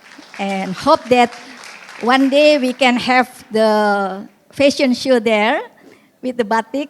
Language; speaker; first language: English; non-native, fluent; Indonesian